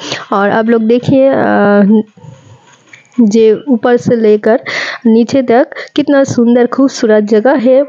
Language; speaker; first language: Hindi; non-native, local second language; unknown